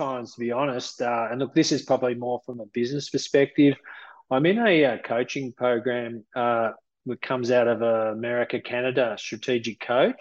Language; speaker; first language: English; native; English